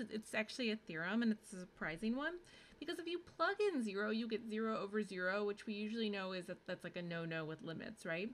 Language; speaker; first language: English; native; English